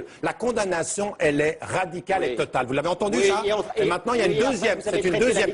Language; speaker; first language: French; early bilingual, heritage; French